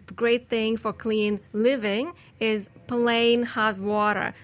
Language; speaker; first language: English; non-native, fluent; Russian